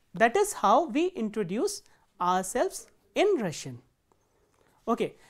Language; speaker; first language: English; non-native, local second language; Hindi